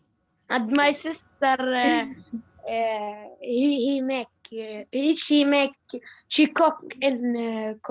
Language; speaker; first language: English; non-native, learner; Arabic